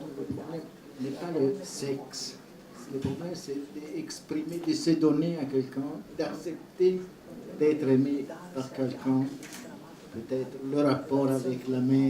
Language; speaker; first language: French; non-native, fluent; Italian